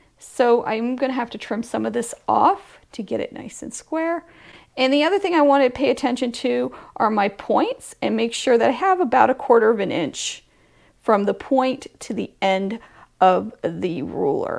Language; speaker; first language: English; native; English